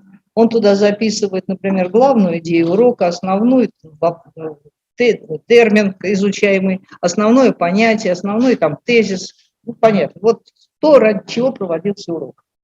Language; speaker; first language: Russian; native; Russian